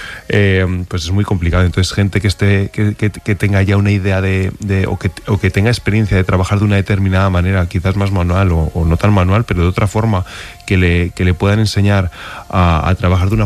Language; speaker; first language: Spanish; native; Spanish